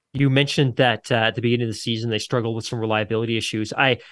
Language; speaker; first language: English; native; English